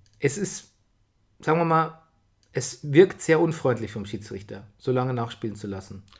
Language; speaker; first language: German; native; German